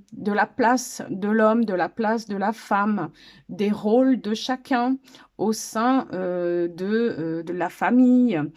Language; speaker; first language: French; native; French